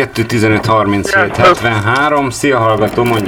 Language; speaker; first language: Hungarian; native; Hungarian